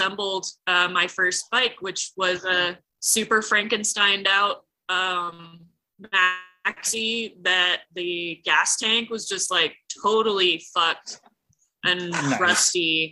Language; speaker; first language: English; native; English